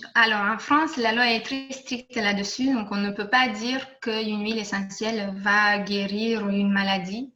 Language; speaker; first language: French; non-native, fluent; Romanian